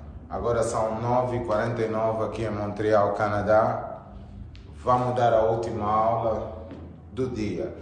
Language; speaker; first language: Portuguese; native; Portuguese